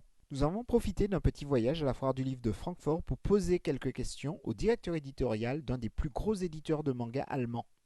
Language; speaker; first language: French; native; French